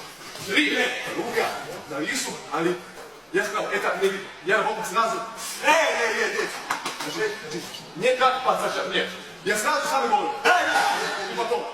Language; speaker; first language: Russian; non-native, learner; Serbian